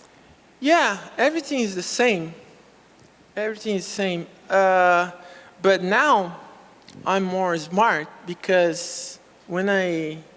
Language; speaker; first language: English; non-native, local second language; Portuguese